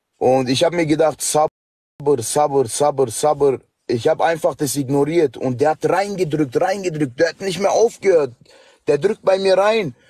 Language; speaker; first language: German; early bilingual, other home language; Turkish